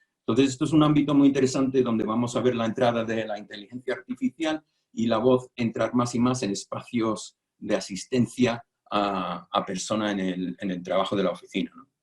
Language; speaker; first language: Spanish; non-native, fluent; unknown